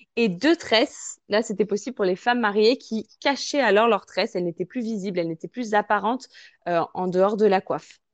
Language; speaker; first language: French; native; French